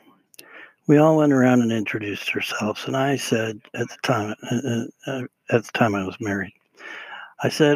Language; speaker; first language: English; native; English